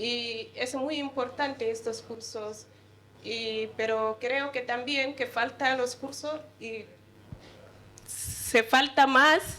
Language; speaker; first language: Spanish; non-native, learner; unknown